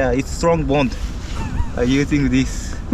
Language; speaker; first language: English; non-native, learner; Japanese